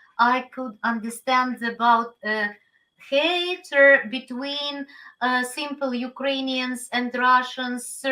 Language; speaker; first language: English; non-native, learner; Ukrainian